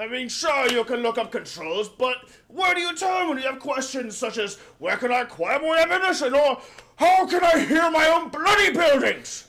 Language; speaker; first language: English; native; English